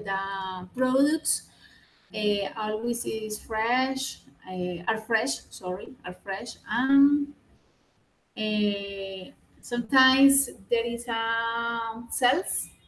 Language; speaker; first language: English; non-native, learner; Spanish